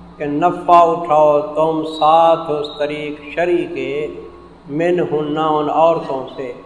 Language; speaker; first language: Urdu; non-native, local second language; Punjabi